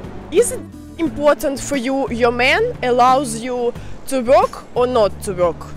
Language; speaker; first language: English; non-native, fluent; Russian